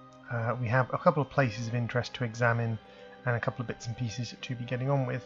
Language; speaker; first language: English; native; English